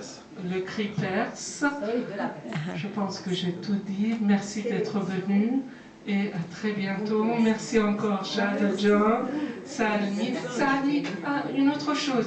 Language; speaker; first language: French; non-native, fluent; Persian